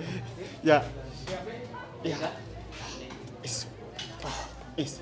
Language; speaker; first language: Portuguese; non-native, fluent; Vietnamese